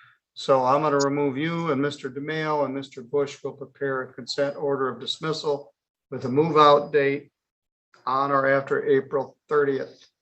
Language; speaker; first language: English; native; English